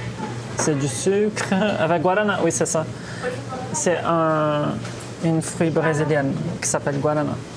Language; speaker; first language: French; early bilingual, heritage; Portuguese